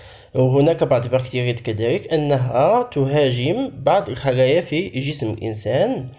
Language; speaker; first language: Arabic; native; Arabic